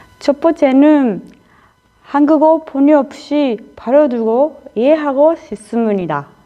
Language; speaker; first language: Korean; non-native, learner; Japanese